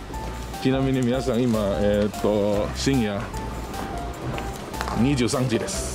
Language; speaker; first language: Japanese; native; Japanese